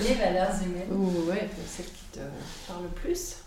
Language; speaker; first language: French; native; French